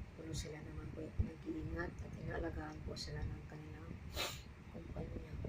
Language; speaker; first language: Filipino; non-native, local second language; Cebuano